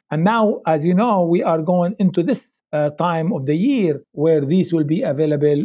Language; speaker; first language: English; non-native, fluent; Arabic